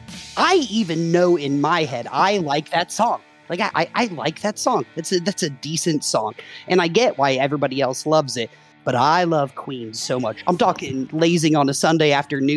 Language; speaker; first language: English; native; English